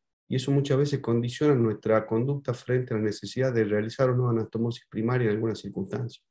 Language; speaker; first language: Spanish; native; Spanish